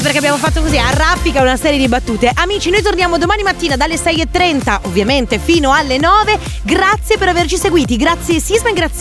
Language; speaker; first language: Italian; native; Italian